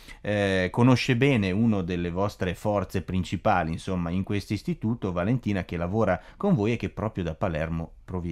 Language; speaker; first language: Italian; native; Italian